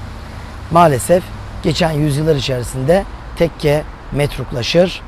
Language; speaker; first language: Turkish; native; Turkish